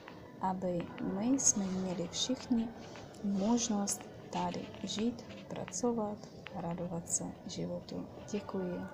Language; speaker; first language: Czech; non-native, fluent; Ukrainian